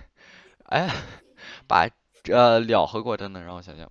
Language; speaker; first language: Chinese; early bilingual, heritage; Chinese